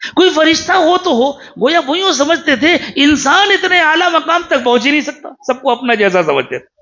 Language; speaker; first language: Urdu; native; Urdu